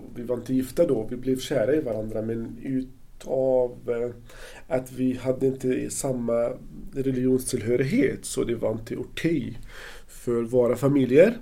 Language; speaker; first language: Swedish; non-native, fluent; Arabic